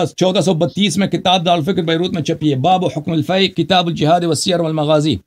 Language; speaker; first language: Urdu; non-native, fluent; Persian